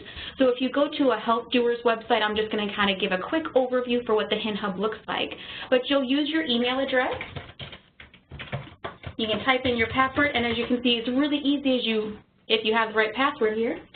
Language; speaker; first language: English; native; English